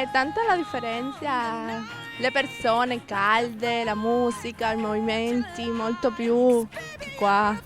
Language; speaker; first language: Italian; non-native, learner; Spanish